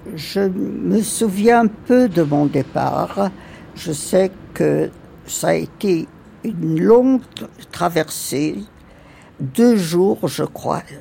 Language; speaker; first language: French; early bilingual, other home language; Yiddish